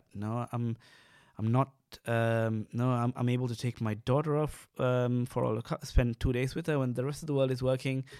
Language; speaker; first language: English; non-native, local second language; Sinhala